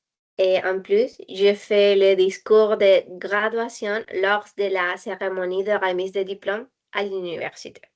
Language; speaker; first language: French; non-native, learner; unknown